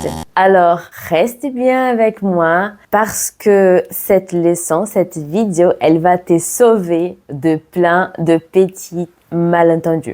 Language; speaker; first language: French; non-native, fluent; Portuguese